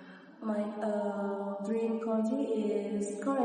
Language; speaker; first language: English; non-native, learner; Indonesian